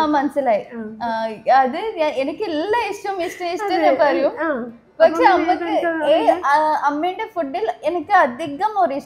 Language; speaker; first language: Malayalam; non-native, learner; Kannada